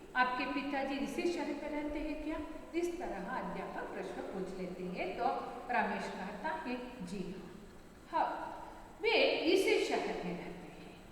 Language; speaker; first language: Hindi; non-native, local second language; Kannada